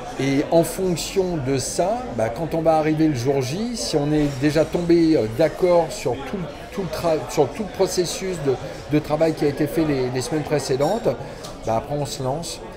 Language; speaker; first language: French; native; French